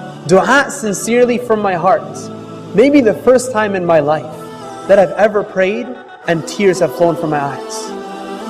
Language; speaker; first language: English; native; English